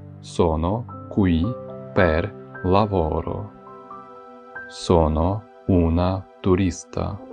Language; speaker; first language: Italian; non-native, fluent; Ukrainian